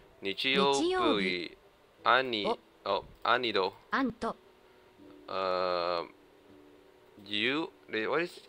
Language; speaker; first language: Japanese; non-native, learner; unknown